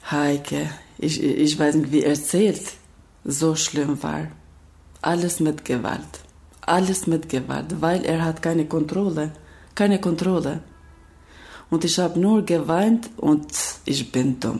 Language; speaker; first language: German; non-native, learner; Albanian